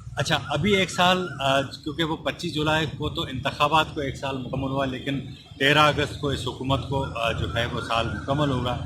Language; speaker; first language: Urdu; non-native, local second language; Sindhi